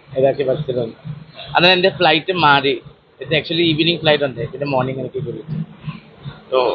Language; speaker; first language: Malayalam; non-native, local second language; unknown